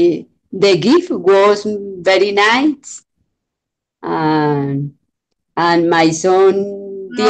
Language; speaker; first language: English; non-native, learner; Spanish